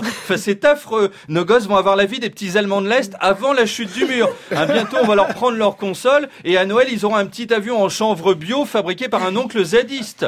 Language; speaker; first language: French; native; French